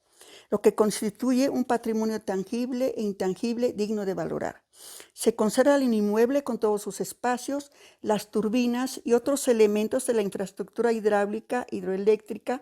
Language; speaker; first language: Spanish; native; Spanish